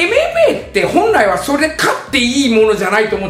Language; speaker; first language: Japanese; native; Japanese